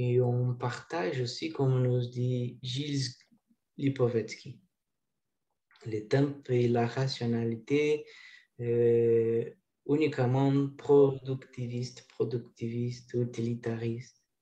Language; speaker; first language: French; non-native, learner; Portuguese